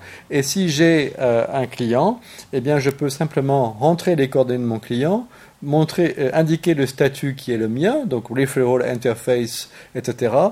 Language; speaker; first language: French; native; French